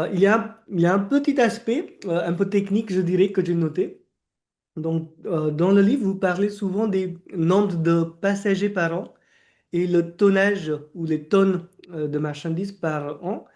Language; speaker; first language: French; non-native, fluent; Marathi